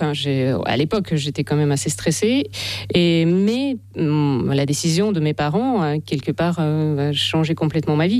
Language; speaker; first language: French; non-native, fluent; Russian